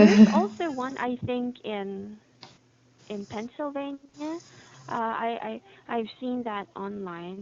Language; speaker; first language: English; non-native, fluent; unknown